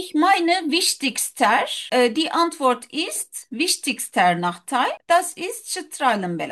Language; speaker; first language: German; non-native, learner; Turkish